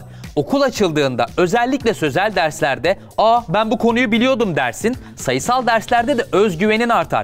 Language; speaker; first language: Turkish; native; Turkish